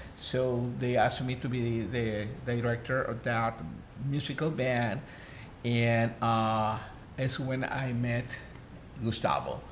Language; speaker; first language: English; non-native, fluent; Spanish